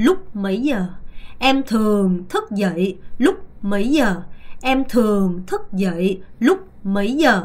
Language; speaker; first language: Vietnamese; non-native, fluent; Korean